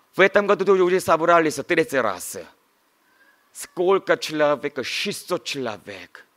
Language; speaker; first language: Russian; non-native, learner; Korean